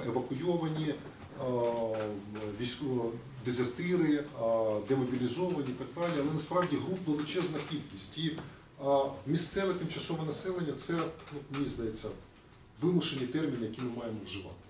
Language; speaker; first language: Ukrainian; native; Ukrainian